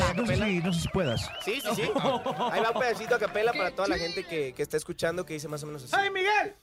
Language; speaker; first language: Spanish; native; Spanish